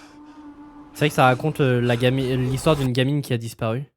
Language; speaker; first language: French; native; French